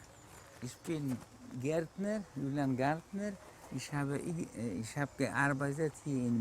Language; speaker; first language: German; non-native, learner; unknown